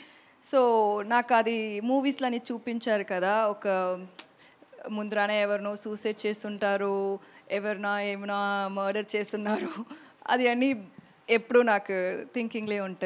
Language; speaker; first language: Telugu; non-native, learner; Tamil